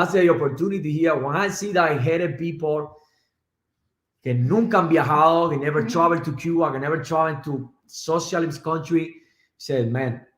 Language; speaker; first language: English; non-native, learner; Spanish